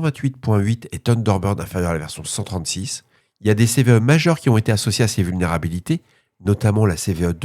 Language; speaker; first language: French; native; French